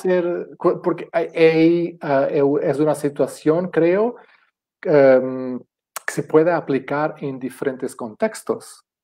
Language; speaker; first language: Spanish; non-native, fluent; Portuguese